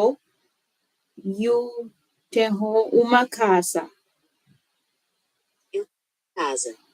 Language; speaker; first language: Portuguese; non-native, learner; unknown